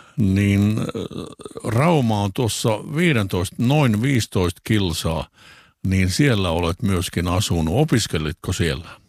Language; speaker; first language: Finnish; native; Finnish